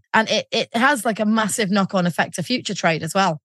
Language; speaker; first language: English; native; English